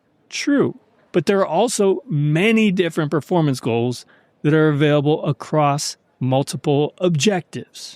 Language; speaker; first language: English; native; English